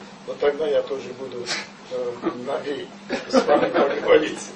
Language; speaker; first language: Russian; non-native, local second language; Armenian